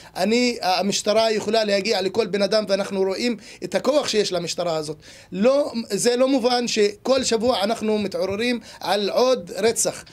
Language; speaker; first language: Hebrew; non-native, local second language; Arabic